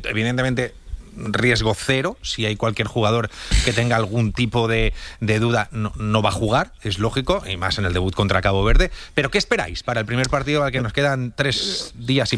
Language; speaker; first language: Spanish; native; Spanish